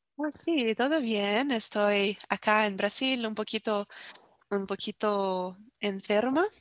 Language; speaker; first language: Spanish; non-native, fluent; Portuguese